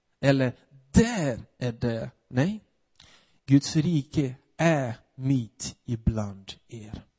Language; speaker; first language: Swedish; non-native, fluent; Portuguese